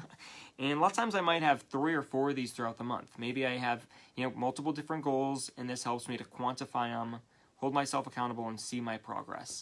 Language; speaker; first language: English; native; English